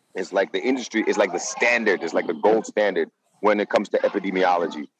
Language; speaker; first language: English; non-native, fluent; Dutch